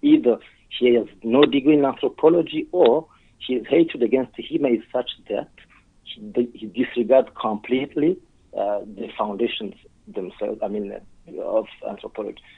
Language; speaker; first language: English; non-native, fluent; Rundi